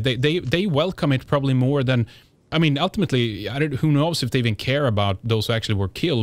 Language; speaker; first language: English; non-native, fluent; Swedish